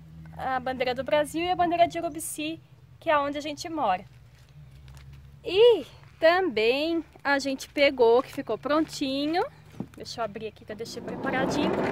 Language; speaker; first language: Portuguese; native; Portuguese